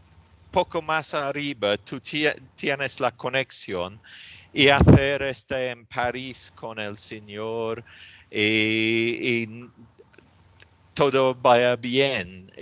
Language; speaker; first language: Spanish; non-native, learner; English